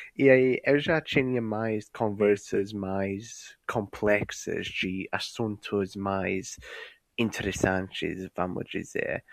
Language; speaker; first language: Portuguese; non-native, fluent; English